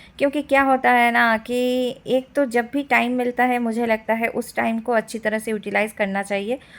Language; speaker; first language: Hindi; non-native, local second language; Bangla